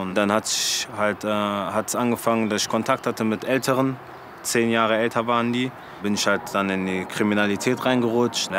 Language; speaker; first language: German; early bilingual, other home language; French